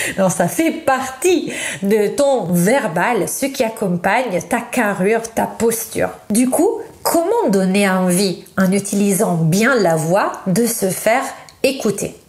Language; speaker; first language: French; non-native, fluent; Italian